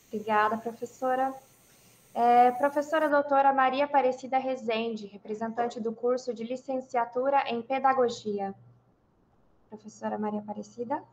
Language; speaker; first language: Portuguese; native; Portuguese